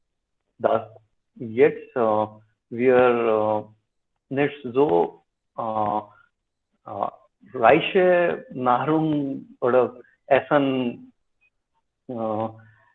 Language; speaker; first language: German; non-native, fluent; Hindi